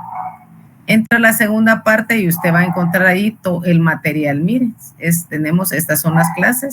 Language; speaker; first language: Spanish; native; Spanish